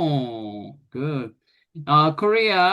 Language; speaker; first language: English; non-native, fluent; Korean